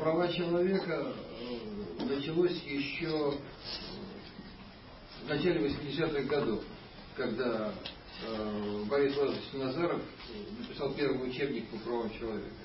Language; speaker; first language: Russian; native; Russian